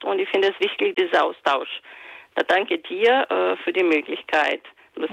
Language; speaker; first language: German; non-native, fluent; Portuguese